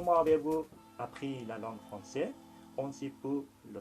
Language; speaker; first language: French; non-native, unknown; Persian